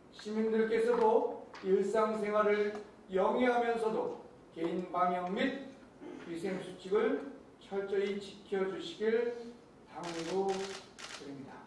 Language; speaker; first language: Korean; native; Korean